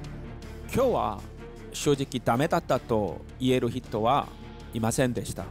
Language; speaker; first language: Japanese; non-native, learner; Korean